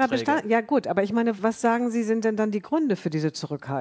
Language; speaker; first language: German; native; German